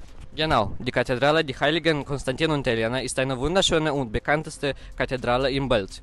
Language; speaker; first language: German; non-native, learner; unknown